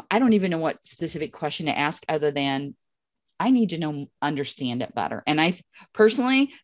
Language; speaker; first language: English; native; English